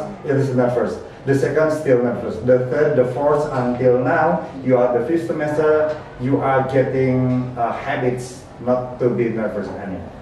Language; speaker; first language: English; non-native, learner; Indonesian